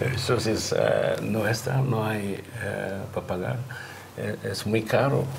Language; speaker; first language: Spanish; non-native, learner; English